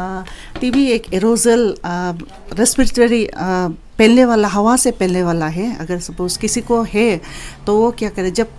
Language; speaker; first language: Hindi; non-native, local second language; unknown